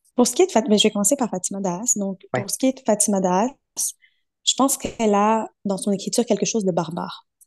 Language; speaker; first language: French; early bilingual, other home language; Arabic